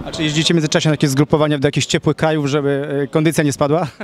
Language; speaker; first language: Polish; native; Polish